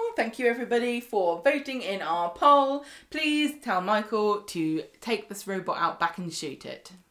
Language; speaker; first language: English; native; English